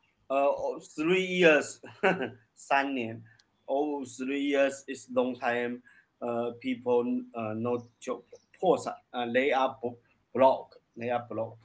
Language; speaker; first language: English; non-native, learner; Chinese